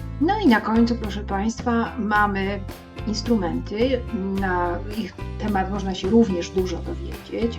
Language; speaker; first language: Polish; native; Polish